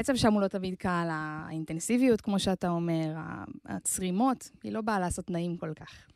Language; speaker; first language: Hebrew; native; Hebrew